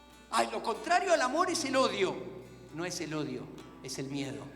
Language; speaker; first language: Spanish; native; Spanish